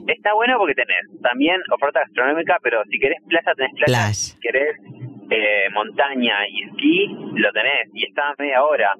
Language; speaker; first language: Spanish; native; Spanish